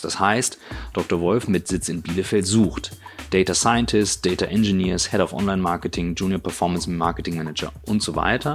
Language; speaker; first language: German; native; German